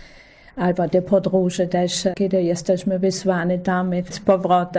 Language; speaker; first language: Polish; non-native, fluent; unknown